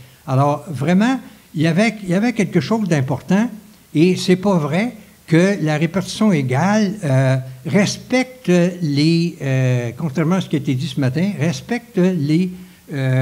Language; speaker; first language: French; native; French